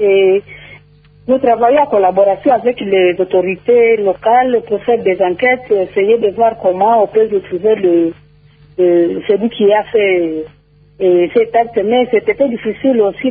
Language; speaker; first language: French; non-native, local second language; Nande